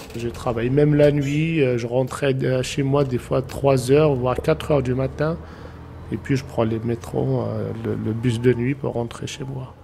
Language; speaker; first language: French; non-native, local second language; Arabic